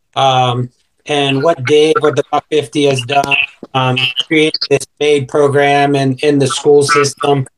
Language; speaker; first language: English; native; English